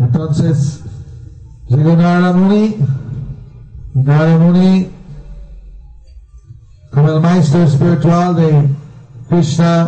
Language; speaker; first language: Spanish; non-native, learner; Bangla